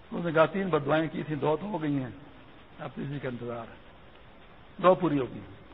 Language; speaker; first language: Urdu; non-native, local second language; Pashto